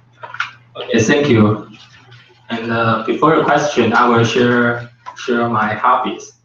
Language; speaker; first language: English; non-native, learner; Chinese